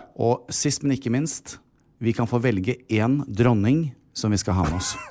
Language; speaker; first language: Norwegian; native; Norwegian